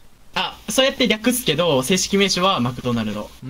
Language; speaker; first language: Japanese; native; Japanese